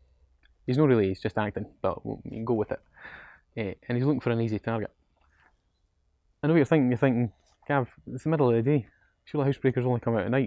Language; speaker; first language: English; native; English